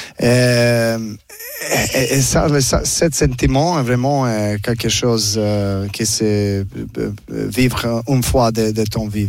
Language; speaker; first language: French; non-native, learner; Serbian